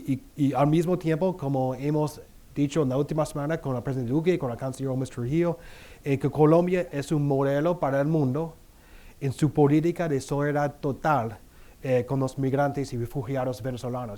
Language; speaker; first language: Spanish; non-native, fluent; English